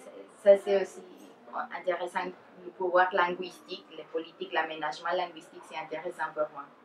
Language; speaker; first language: French; non-native, fluent; Spanish